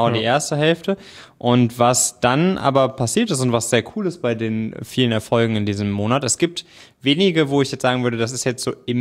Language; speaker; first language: German; native; German